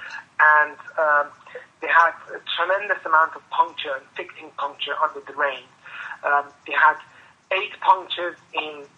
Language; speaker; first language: English; non-native, fluent; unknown